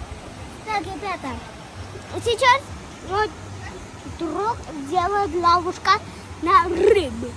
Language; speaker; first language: Russian; non-native, learner; Armenian